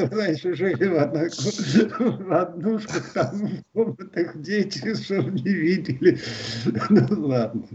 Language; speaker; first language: Russian; native; Russian